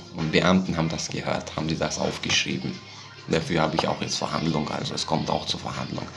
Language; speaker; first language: German; non-native, fluent; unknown